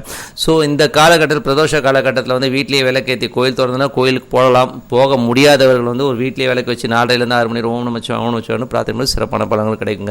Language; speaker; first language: Tamil; native; Tamil